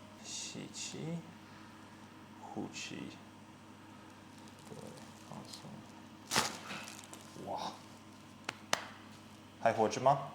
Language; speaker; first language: Chinese; non-native, learner; English